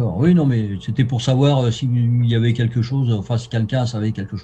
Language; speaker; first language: French; native; French